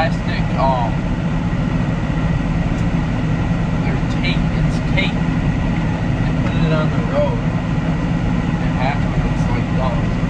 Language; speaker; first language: English; native; English